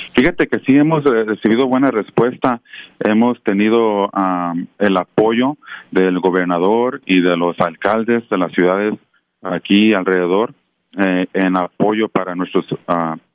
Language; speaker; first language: Spanish; native; Spanish